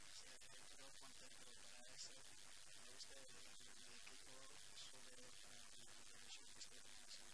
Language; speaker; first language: Spanish; non-native, learner; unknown